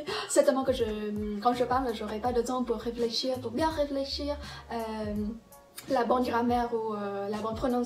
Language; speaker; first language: French; non-native, learner; Vietnamese